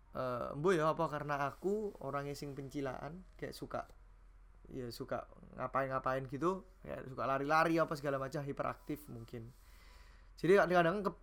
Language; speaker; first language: Indonesian; native; Indonesian